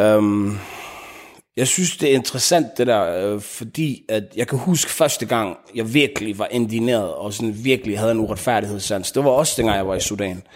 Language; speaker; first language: Danish; early bilingual, other home language; Tigrinya